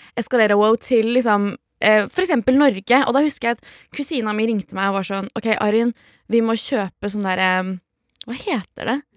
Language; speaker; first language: Norwegian; early bilingual, other home language; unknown